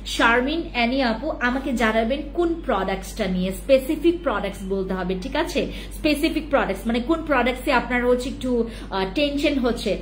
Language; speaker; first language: Bangla; native; Bangla